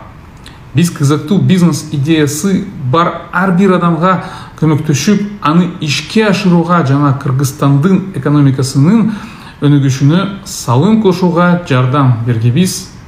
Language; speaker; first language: Kyrgyz; non-native, local second language; Russian